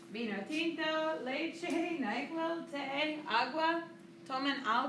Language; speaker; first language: Spanish; non-native, fluent; English